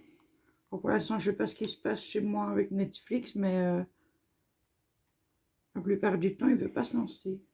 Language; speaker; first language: French; native; French